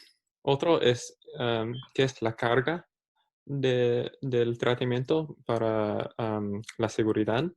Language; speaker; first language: Spanish; early bilingual, heritage; Spanish